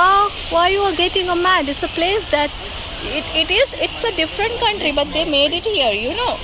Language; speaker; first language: English; non-native, learner; Hindi